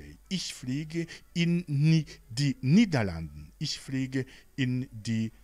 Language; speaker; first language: German; non-native, learner; Rundi